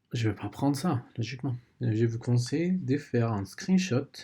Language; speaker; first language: French; non-native, learner; Spanish